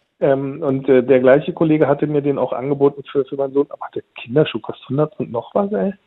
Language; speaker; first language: German; early bilingual, other home language; Turkish